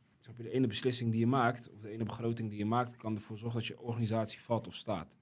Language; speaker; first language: Dutch; early bilingual, other home language; Riffian